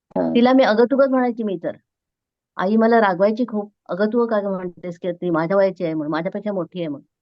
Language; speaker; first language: Marathi; non-native, local second language; Konkani